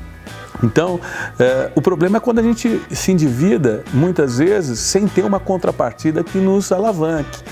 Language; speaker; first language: Portuguese; native; Portuguese